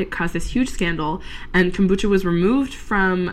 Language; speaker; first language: English; native; English